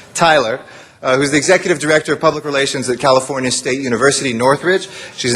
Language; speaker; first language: English; early bilingual, other home language; Italian